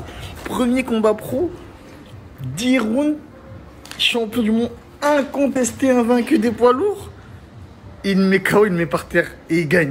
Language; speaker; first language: French; native; French